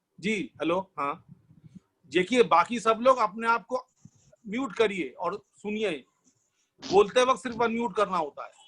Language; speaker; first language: Hindi; non-native, local second language; Bangla